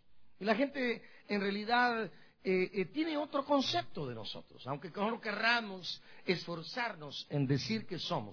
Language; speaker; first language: Spanish; native; Spanish